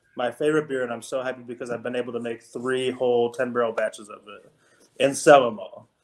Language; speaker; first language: English; native; English